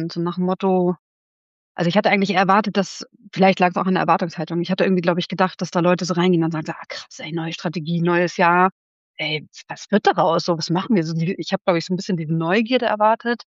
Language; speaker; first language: German; native; German